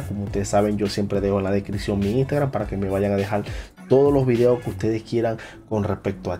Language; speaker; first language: Spanish; native; Spanish